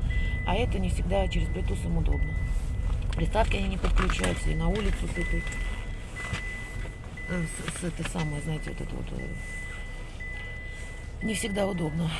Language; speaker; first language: Russian; native; Russian